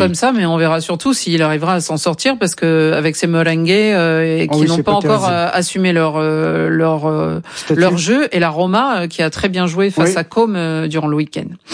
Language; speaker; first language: French; native; French